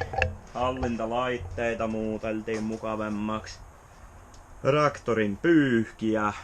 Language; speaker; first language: Finnish; native; Finnish